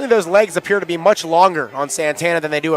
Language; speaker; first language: English; native; English